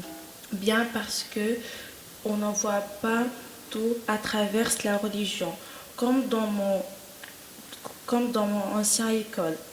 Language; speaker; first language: French; non-native, local second language; Arabic